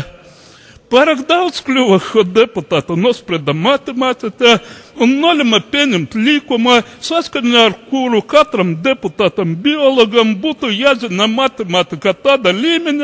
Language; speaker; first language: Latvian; non-native, local second language; Russian